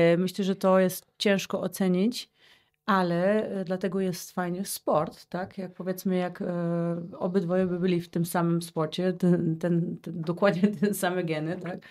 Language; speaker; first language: Polish; early bilingual, heritage; Polish